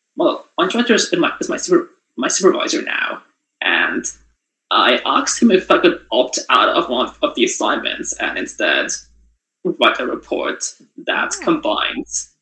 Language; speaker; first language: English; non-native, fluent; Japanese